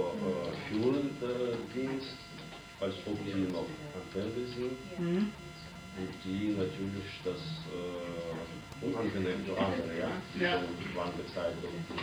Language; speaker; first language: German; non-native, learner; Russian